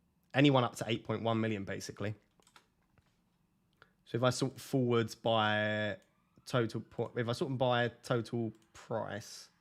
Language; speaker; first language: English; native; English